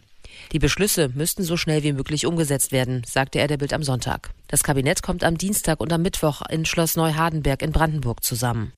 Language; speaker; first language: German; native; German